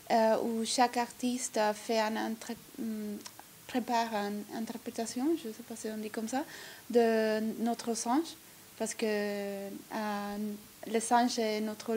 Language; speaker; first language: French; non-native, learner; Italian